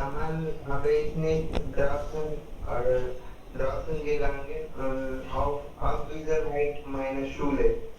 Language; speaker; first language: German; non-native, learner; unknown